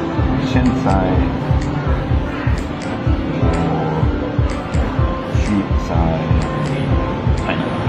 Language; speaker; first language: Chinese; non-native, learner; English